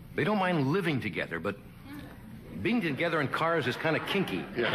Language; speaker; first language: English; native; English